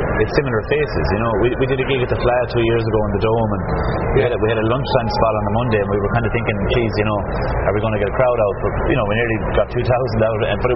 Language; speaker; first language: English; native; English